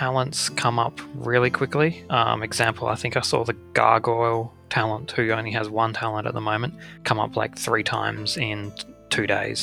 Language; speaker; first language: English; native; English